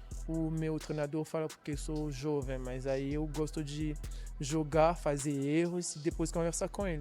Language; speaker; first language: Portuguese; non-native, learner; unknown